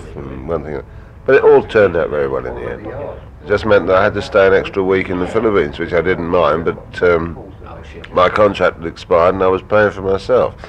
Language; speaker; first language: English; native; English